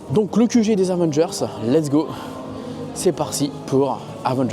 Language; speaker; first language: French; native; French